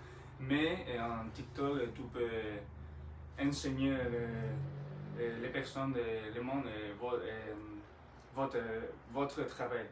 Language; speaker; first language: French; non-native, learner; Spanish